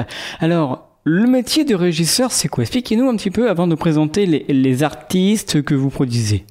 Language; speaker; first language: French; native; French